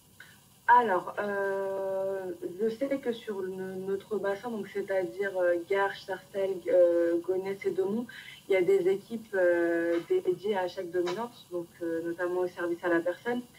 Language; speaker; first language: French; native; French